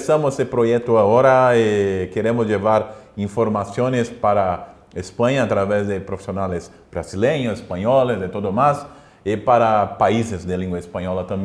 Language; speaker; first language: Spanish; non-native, learner; Portuguese